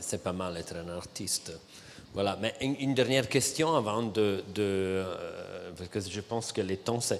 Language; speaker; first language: French; non-native, fluent; Italian